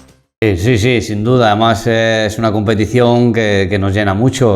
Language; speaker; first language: Spanish; native; Spanish